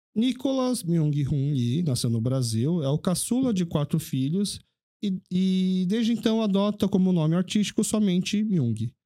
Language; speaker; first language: Portuguese; early bilingual, other home language; Korean